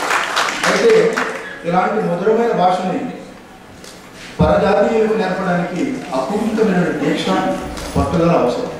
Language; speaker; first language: Telugu; native; Telugu